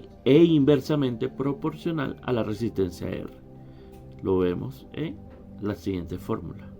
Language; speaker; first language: Spanish; native; Spanish